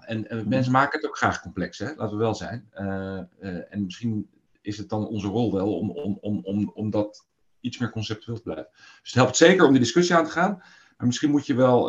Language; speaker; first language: Dutch; native; Dutch